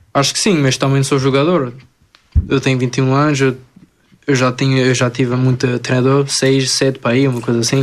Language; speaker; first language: Portuguese; early bilingual, other home language; French